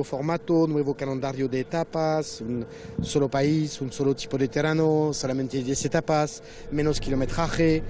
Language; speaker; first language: Spanish; non-native, fluent; French